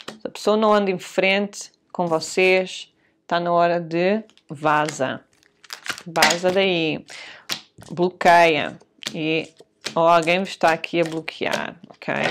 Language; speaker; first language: Portuguese; early bilingual, heritage; Portuguese